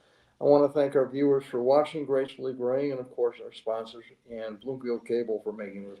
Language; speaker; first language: English; native; English